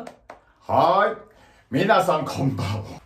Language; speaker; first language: Japanese; non-native, learner; Chinese